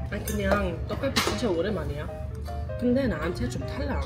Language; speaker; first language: Korean; non-native, learner; German